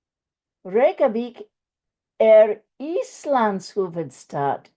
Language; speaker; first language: Swedish; non-native, fluent; English